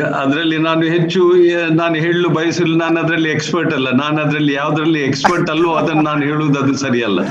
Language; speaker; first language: Kannada; non-native, local second language; Tulu